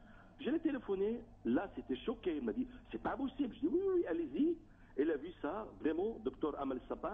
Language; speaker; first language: French; non-native, fluent; Arabic